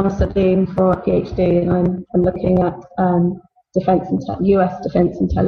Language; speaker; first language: English; native; English